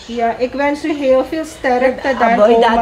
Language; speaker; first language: Dutch; non-native, local second language; Caribbean Hindustani